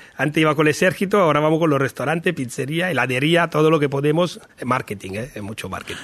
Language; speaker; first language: Spanish; non-native, fluent; Italian